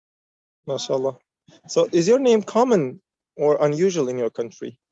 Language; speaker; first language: English; non-native, fluent; Uzbek